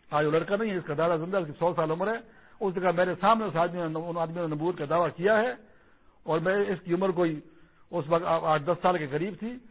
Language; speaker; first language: Urdu; non-native, local second language; Pashto